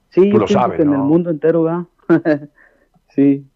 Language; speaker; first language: Spanish; native; Spanish